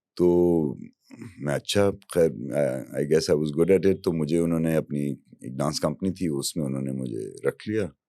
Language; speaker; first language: Urdu; native; Urdu